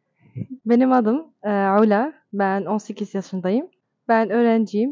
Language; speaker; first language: Turkish; non-native, fluent; Arabic